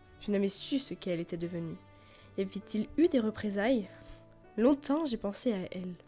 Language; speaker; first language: French; native; French